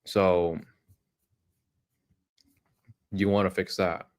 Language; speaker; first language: English; native; English